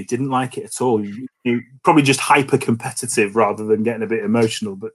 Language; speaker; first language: English; native; English